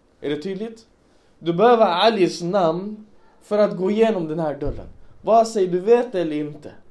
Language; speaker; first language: Swedish; early bilingual, other home language; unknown